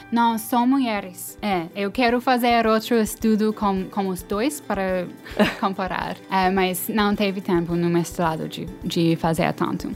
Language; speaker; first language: Portuguese; non-native, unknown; English